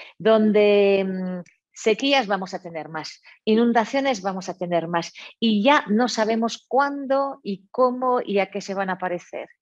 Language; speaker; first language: Spanish; non-native, fluent; French